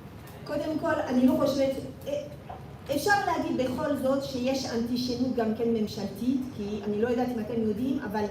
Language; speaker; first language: Hebrew; non-native, fluent; French